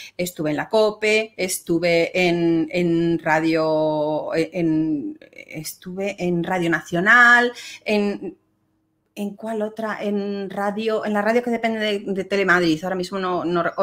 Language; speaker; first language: Spanish; native; Spanish